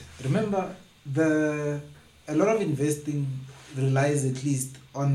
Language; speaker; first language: English; non-native, local second language; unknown